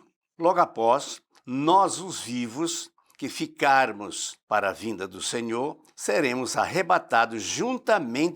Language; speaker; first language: Portuguese; native; Portuguese